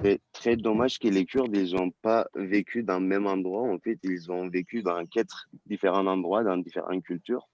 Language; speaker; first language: French; non-native, learner; Turkish